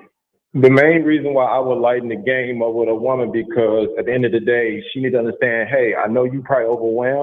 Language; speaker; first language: English; native; English